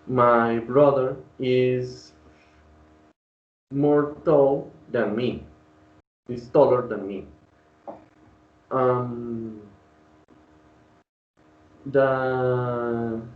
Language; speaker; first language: English; non-native, learner; Spanish